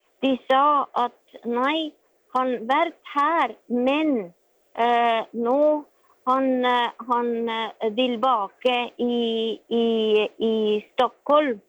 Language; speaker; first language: Norwegian; non-native, learner; Estonian